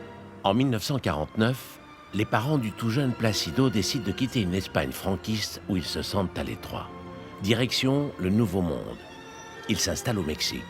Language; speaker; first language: French; native; French